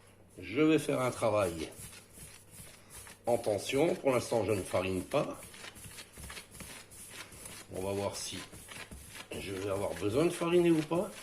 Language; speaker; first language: French; native; French